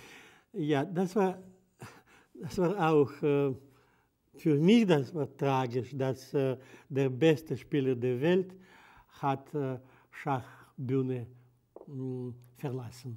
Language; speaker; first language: German; non-native, fluent; Russian